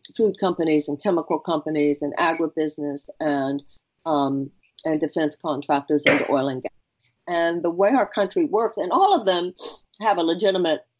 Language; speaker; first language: English; native; English